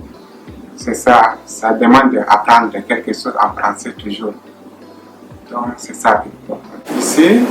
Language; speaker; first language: French; non-native, learner; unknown